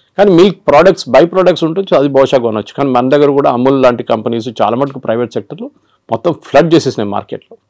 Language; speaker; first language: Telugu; non-native, local second language; Malayalam